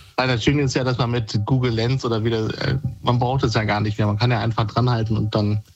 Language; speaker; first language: German; native; German